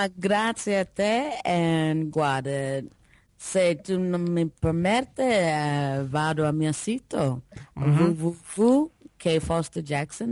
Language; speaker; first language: Italian; non-native, learner; English